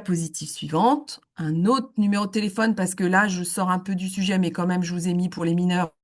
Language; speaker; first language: French; native; French